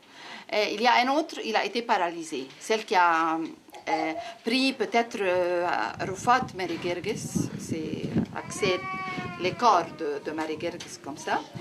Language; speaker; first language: French; non-native, learner; Arabic